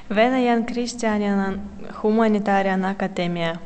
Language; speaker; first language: Finnish; non-native, learner; Russian